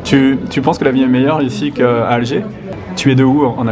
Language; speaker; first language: French; native; French